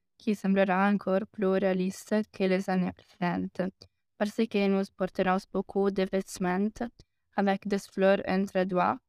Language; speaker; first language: French; non-native, learner; Italian